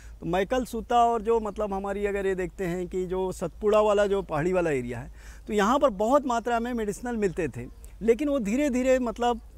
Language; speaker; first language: Hindi; native; Hindi